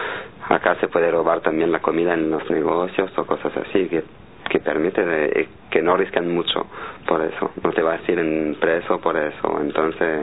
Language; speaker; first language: Spanish; non-native, fluent; French